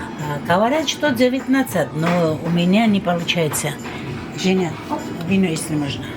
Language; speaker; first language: Russian; non-native, learner; Georgian